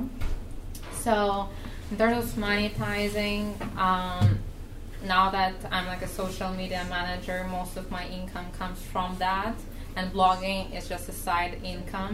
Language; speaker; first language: English; non-native, fluent; Russian